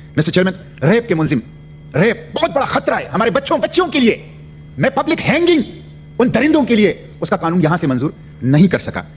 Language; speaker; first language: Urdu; non-native, local second language; Pashto